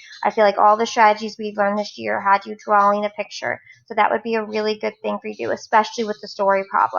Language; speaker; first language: English; native; English